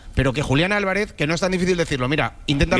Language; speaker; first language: Spanish; native; Spanish